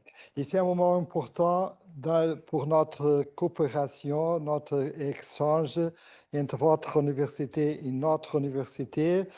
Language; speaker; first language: French; non-native, fluent; Portuguese